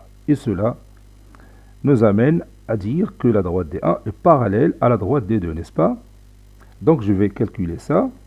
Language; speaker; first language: French; non-native, local second language; Arabic